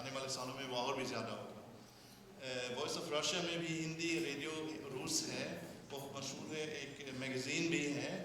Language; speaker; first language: Hindi; non-native, fluent; German